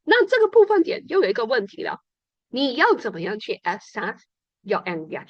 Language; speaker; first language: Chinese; native; Chinese